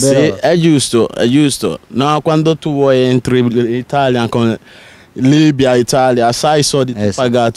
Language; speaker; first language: Italian; non-native, learner; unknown